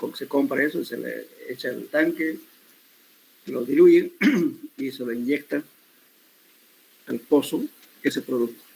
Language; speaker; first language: Spanish; native; Spanish